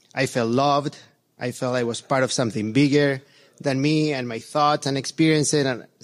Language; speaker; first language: English; non-native, fluent; Spanish